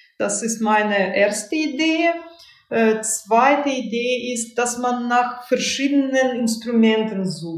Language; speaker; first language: German; non-native, fluent; Russian